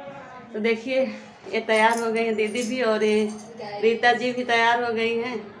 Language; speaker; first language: Hindi; native; Hindi